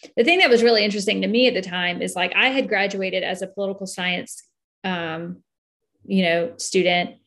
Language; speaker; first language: English; native; English